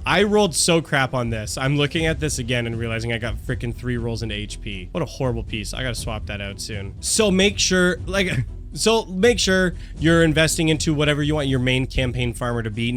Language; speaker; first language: English; native; English